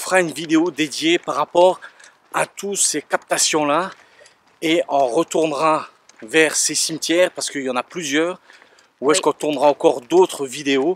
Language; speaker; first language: French; native; French